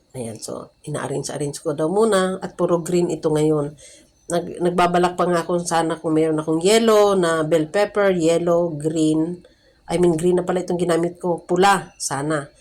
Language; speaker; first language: Filipino; native; Filipino